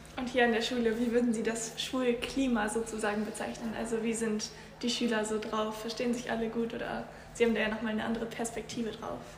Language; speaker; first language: German; native; German